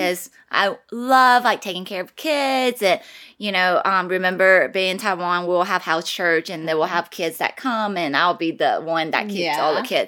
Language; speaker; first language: English; non-native, fluent; Chinese